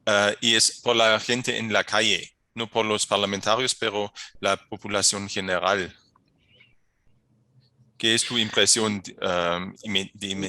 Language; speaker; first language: Spanish; non-native, fluent; German